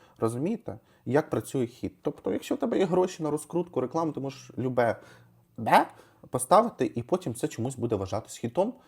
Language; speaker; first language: Ukrainian; non-native, local second language; Russian